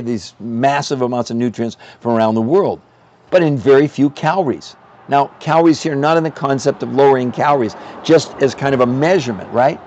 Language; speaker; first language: English; native; English